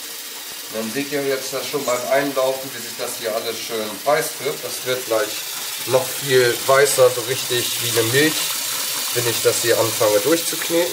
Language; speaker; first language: German; native; German